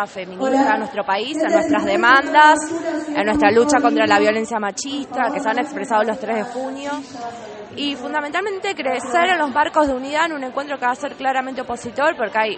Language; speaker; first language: Spanish; native; Spanish